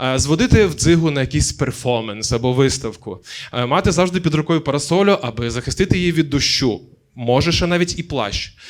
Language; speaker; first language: Ukrainian; native; Ukrainian